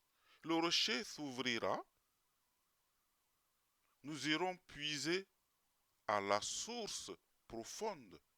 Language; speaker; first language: French; native; French